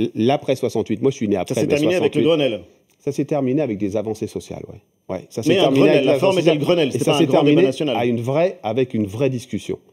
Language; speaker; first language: French; native; French